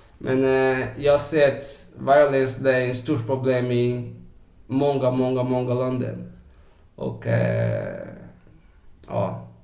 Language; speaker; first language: Swedish; non-native, fluent; Portuguese